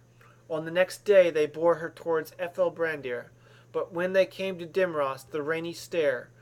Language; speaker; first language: English; native; English